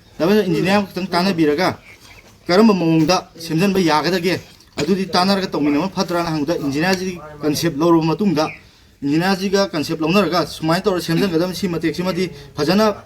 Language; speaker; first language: Manipuri; native; Manipuri